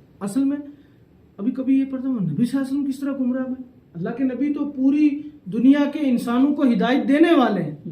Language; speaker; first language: Urdu; non-native, local second language; Saraiki